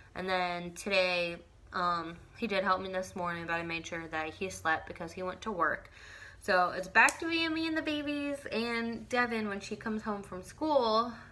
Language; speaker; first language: English; native; English